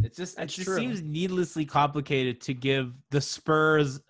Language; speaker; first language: English; native; English